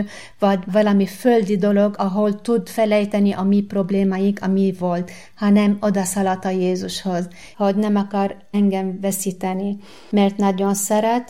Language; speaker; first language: Hungarian; non-native, fluent; Arabic